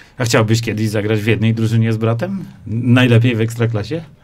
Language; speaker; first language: Polish; native; Polish